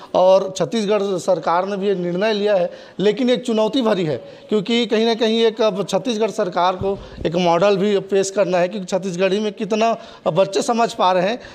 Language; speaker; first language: Hindi; non-native, local second language; Chhattisgarhi